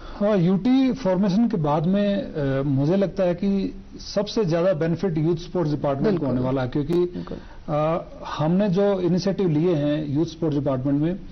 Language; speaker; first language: Hindi; non-native, local second language; Ladakhi